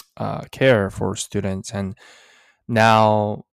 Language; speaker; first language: English; early bilingual, other home language; Korean